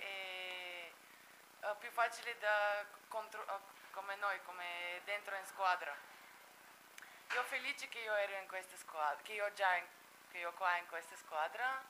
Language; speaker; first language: Italian; non-native, learner; Bulgarian